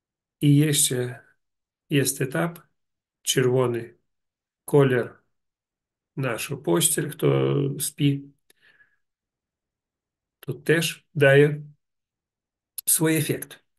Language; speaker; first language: Polish; non-native, learner; Russian